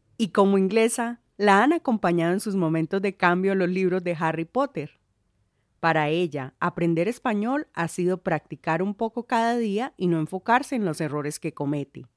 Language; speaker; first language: Spanish; native; Spanish